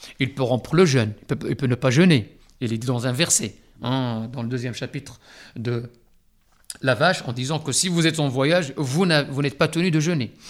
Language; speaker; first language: French; non-native, local second language; Arabic